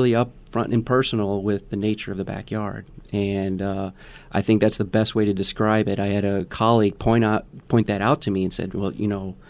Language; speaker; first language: English; native; English